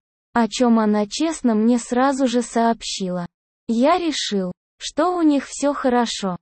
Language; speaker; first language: Russian; native; Russian